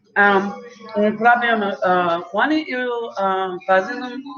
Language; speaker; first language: Portuguese; non-native, learner; English